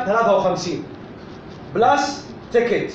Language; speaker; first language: Arabic; native; Arabic